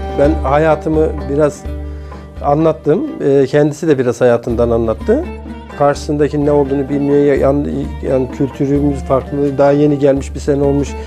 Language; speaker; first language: Turkish; native; Turkish